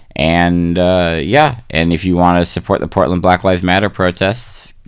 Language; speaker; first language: English; native; English